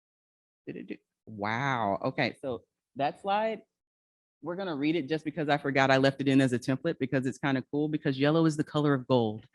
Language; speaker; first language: English; native; English